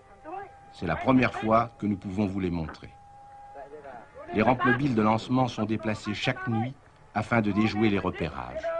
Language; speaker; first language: French; native; French